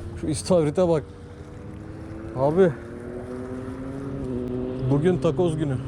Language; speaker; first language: Turkish; native; Turkish